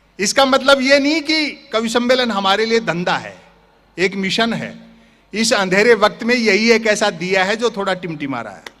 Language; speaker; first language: Hindi; native; Hindi